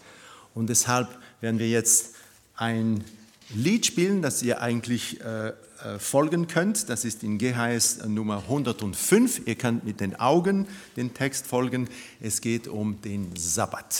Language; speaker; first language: German; non-native, fluent; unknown